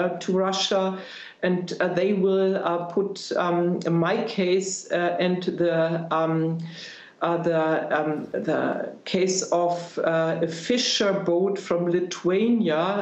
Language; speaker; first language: English; non-native, fluent; German